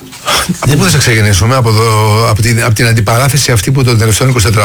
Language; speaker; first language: Greek; native; Greek